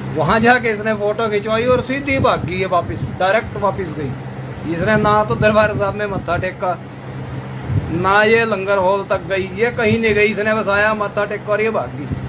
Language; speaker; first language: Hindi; non-native, local second language; Punjabi